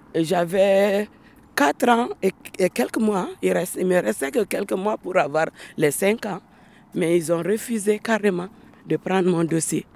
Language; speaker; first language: French; non-native, local second language; Bambara